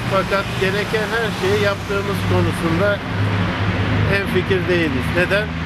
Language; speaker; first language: Turkish; native; Turkish